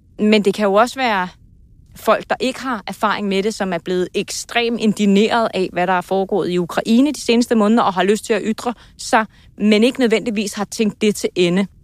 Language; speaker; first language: Danish; native; Danish